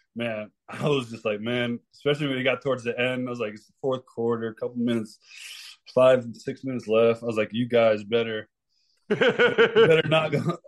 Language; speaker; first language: English; early bilingual, other home language; Spanish